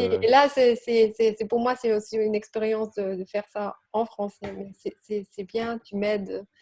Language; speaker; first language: French; non-native, learner; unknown